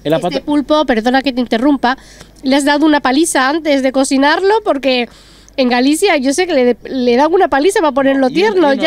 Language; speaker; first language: Spanish; native; Spanish